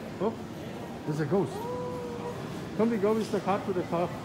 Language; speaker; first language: English; non-native, learner; German